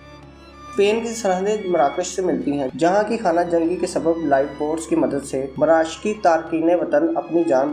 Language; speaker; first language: Urdu; native; Urdu